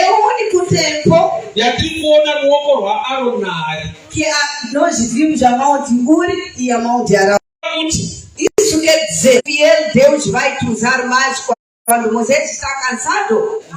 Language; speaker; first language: Portuguese; non-native, local second language; Shona